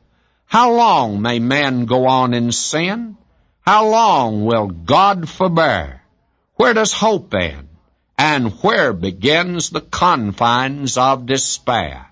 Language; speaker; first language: English; native; English